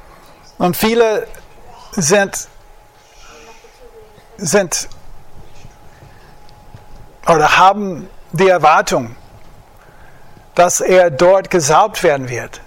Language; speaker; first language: German; non-native, fluent; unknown